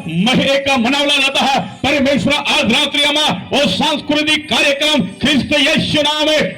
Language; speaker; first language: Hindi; non-native, local second language; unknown